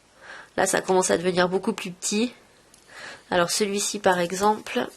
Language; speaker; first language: French; native; French